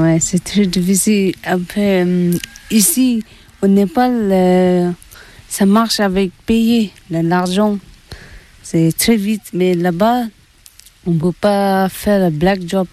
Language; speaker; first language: French; non-native, learner; Tibetan